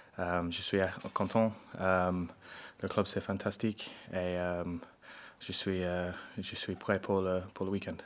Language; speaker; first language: French; non-native, learner; English